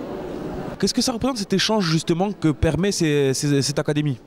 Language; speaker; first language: French; native; French